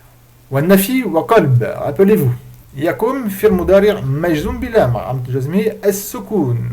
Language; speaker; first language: Arabic; non-native, fluent; French